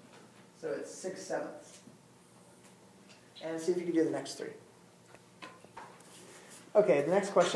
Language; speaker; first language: English; native; English